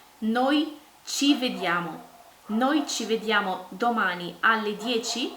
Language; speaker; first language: Italian; non-native, fluent; Portuguese